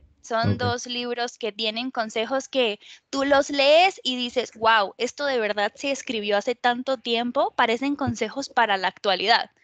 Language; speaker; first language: Spanish; native; Spanish